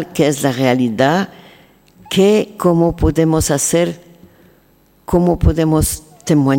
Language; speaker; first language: Spanish; non-native, learner; French